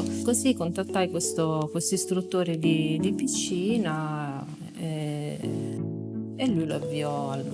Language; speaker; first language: Italian; native; Italian